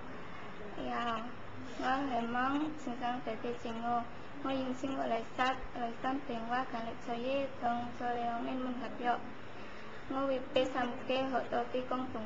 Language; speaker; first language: Cantonese; non-native, learner; Indonesian